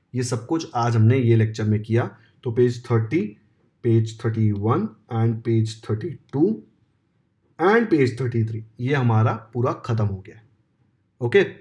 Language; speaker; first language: Hindi; non-native, local second language; Marathi